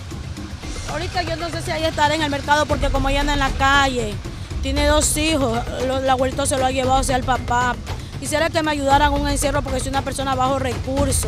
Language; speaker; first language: Spanish; native; Spanish